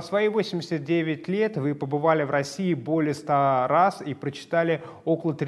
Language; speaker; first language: Russian; native; Russian